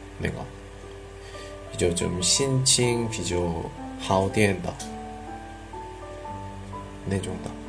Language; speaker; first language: Chinese; non-native, learner; Korean